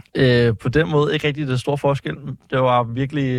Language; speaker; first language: Danish; native; Danish